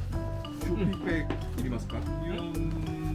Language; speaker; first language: Japanese; non-native, learner; Korean